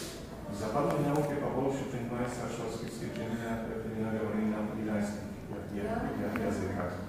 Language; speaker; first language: Russian; non-native, fluent; Polish